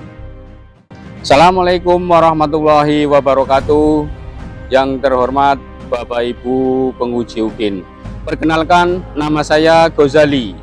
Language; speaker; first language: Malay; non-native, local second language; Javanese